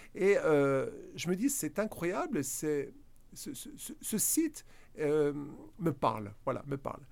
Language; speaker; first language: French; native; French